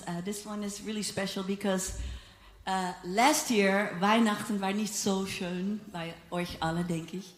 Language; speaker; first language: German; non-native, fluent; Dutch